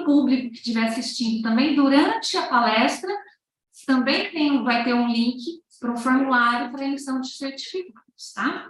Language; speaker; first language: Portuguese; native; Portuguese